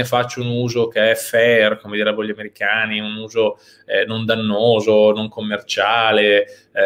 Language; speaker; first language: Italian; native; Italian